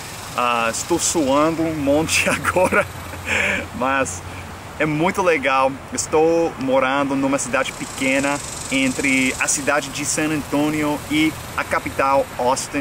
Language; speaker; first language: Portuguese; non-native, fluent; English